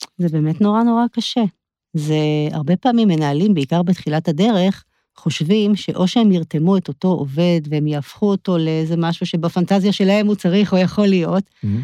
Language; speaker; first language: Hebrew; native; Hebrew